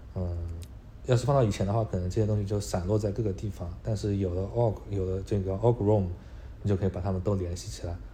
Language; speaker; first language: Chinese; native; Chinese